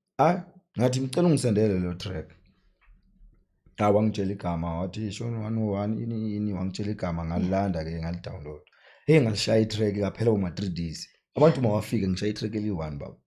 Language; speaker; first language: Zulu; native; Zulu